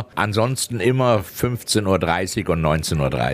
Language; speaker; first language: German; native; German